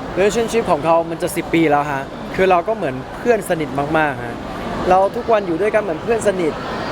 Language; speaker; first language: Thai; early bilingual, heritage; Thai